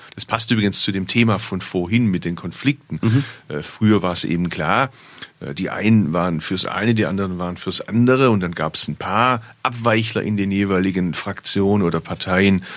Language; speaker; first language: German; early bilingual, other home language; Turkish